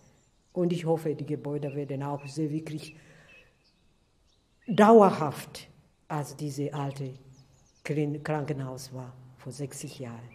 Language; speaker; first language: German; non-native, learner; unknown